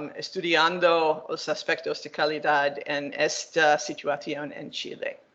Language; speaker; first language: Spanish; non-native, learner; English